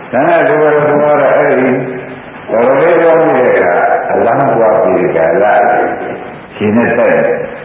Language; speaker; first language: Burmese; native; Burmese